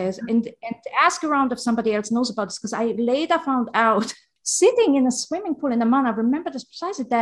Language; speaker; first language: English; non-native, fluent; German